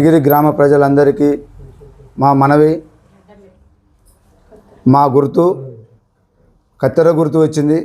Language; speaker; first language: Telugu; native; Telugu